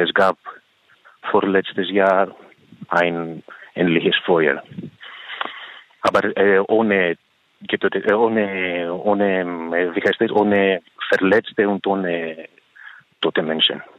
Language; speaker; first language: German; non-native, learner; Greek